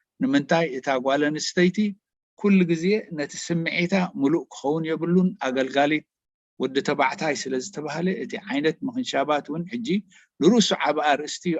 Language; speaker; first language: Tigrinya; native; Tigrinya